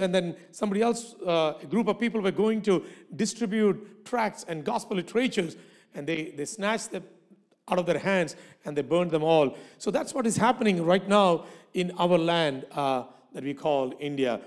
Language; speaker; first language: English; non-native, local second language; Malayalam